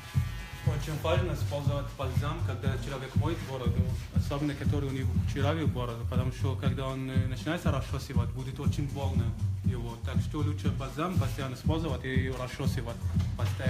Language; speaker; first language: Russian; non-native, local second language; Georgian